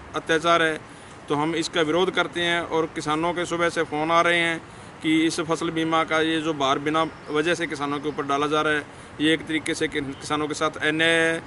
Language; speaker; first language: Hindi; native; Hindi